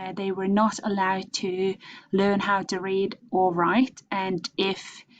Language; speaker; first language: English; non-native, fluent; Norwegian